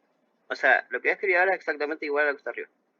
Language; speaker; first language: Spanish; native; Spanish